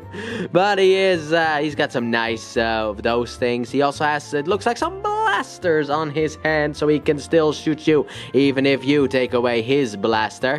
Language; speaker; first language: English; native; English